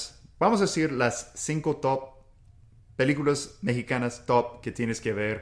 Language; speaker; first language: Spanish; non-native, fluent; English